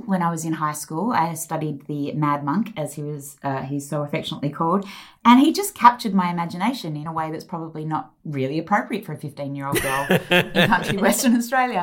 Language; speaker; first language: English; native; English